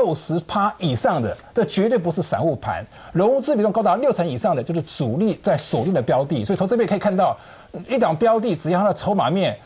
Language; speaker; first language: Chinese; native; Chinese